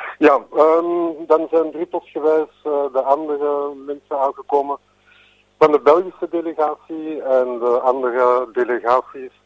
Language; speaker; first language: Dutch; native; Dutch